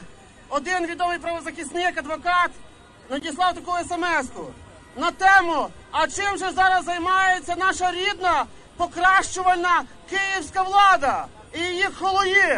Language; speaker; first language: Ukrainian; native; Ukrainian